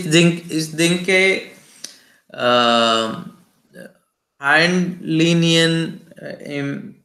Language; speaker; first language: German; non-native, learner; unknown